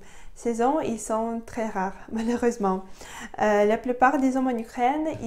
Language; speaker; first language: French; non-native, fluent; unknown